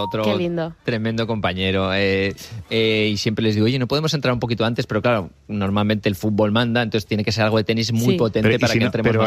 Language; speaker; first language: Spanish; native; Spanish